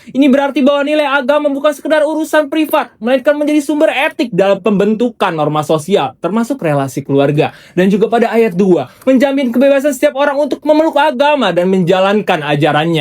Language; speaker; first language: Indonesian; native; Indonesian